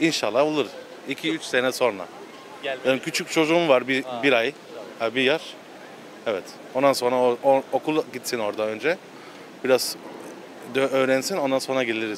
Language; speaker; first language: Turkish; early bilingual, heritage; Turkish